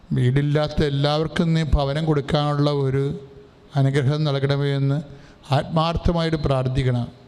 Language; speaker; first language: Malayalam; native; Malayalam